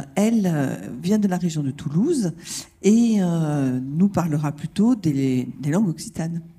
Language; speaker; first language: French; native; French